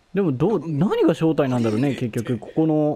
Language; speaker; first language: Japanese; native; Japanese